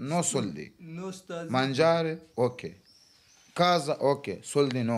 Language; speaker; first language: Italian; non-native, learner; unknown